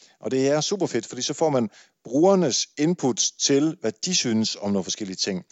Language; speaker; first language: Danish; early bilingual, other home language; Dutch